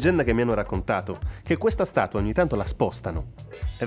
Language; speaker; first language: Italian; native; Italian